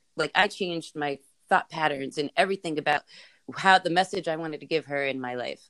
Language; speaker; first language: English; native; English